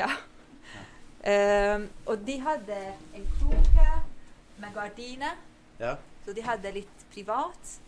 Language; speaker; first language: Norwegian; non-native, fluent; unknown